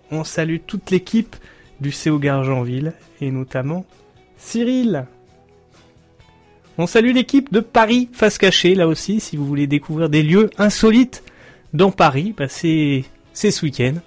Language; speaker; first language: French; native; French